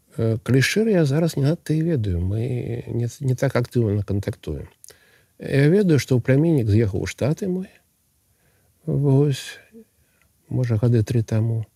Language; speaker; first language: Belarusian; non-native, local second language; Russian